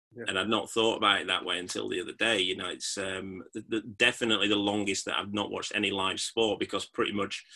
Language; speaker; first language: English; native; English